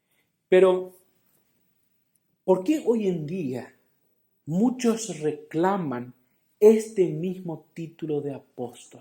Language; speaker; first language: Spanish; native; Spanish